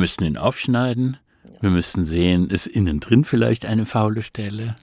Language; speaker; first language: German; native; German